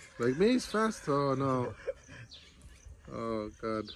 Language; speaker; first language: English; native; English